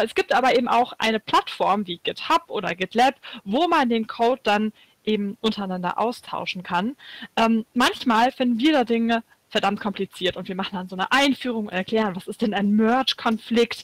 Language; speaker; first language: German; native; German